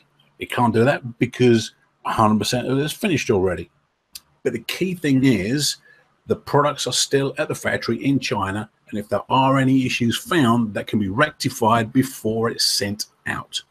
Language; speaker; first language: English; native; English